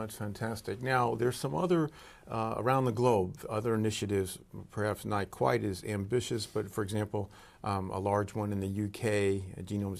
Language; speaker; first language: English; native; English